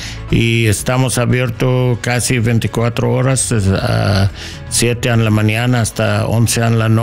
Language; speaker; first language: Spanish; non-native, learner; English